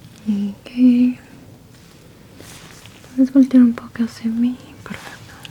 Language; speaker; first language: Spanish; early bilingual, heritage; Spanish